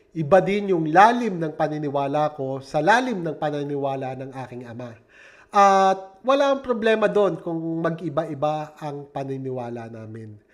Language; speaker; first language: Filipino; native; Filipino